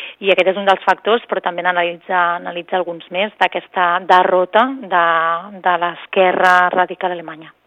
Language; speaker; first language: Catalan; native; Catalan